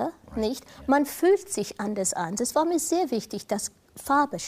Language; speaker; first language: German; non-native, fluent; English